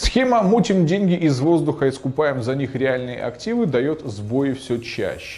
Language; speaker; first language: Russian; native; Russian